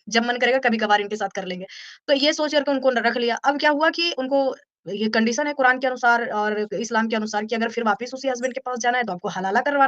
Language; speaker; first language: Hindi; native; Hindi